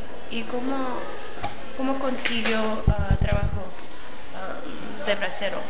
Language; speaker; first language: Spanish; early bilingual, other home language; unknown